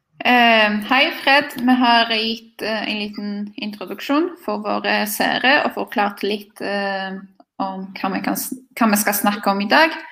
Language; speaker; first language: Norwegian; non-native, fluent; Polish